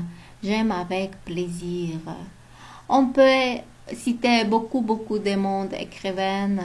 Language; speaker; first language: French; non-native, learner; Uzbek